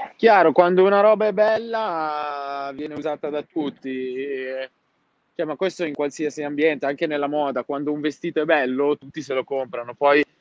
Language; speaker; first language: Italian; non-native, fluent; Arabic